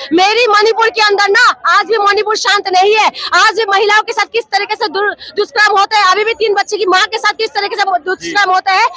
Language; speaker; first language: Hindi; non-native, local second language; Assamese